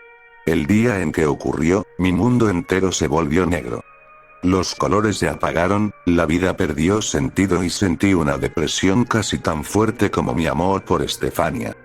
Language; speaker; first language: Spanish; native; Spanish